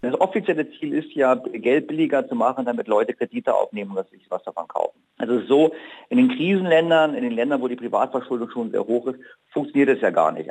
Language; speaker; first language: German; native; German